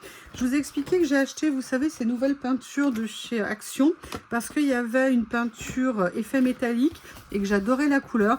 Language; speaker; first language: French; native; French